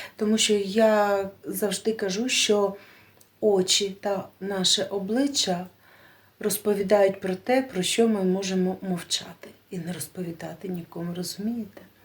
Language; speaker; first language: Ukrainian; native; Ukrainian